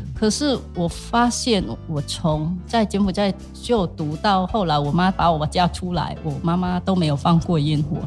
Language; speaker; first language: Chinese; non-native, fluent; Khmer